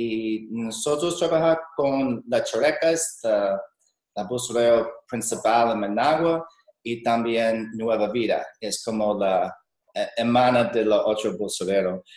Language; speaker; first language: Spanish; non-native, learner; English